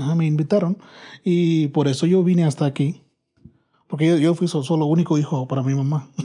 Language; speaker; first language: Spanish; non-native, learner; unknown